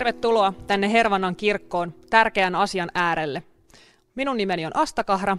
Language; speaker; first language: Finnish; native; Finnish